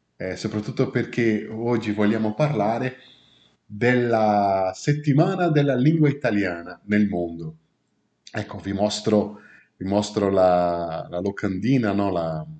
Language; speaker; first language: Italian; non-native, fluent; Portuguese